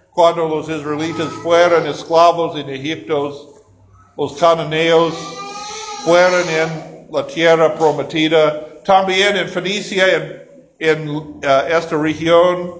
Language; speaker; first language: Spanish; non-native, learner; English